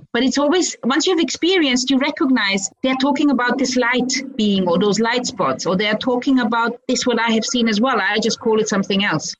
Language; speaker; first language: English; early bilingual, other home language; Croatian